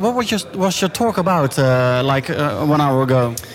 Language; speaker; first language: English; non-native, fluent; Dutch